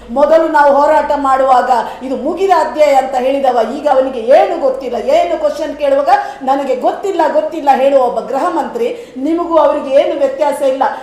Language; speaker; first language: Kannada; native; Kannada